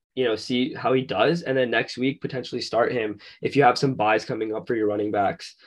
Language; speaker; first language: English; native; English